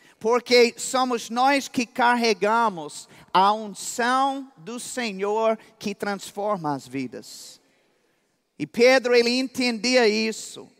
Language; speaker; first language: Portuguese; non-native, fluent; English